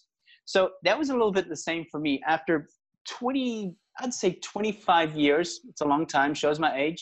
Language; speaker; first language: English; native; English